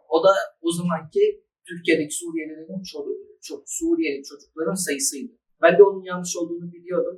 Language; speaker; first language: Turkish; early bilingual, other home language; Arabic